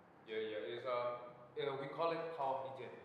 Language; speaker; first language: English; non-native, learner; Indonesian